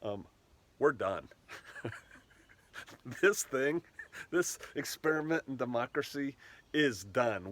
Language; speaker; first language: English; native; English